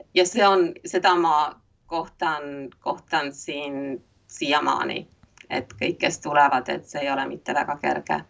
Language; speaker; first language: Estonian; native; Estonian